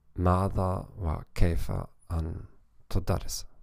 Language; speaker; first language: Arabic; non-native, learner; German